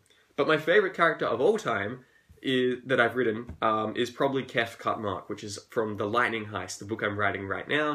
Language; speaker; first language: English; native; English